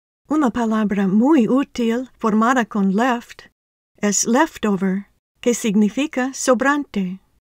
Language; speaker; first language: Spanish; native; Spanish